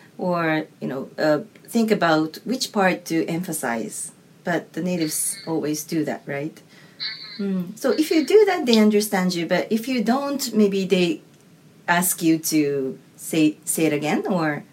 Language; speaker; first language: English; non-native, fluent; Japanese